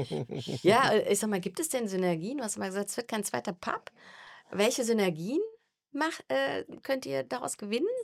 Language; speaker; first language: German; native; German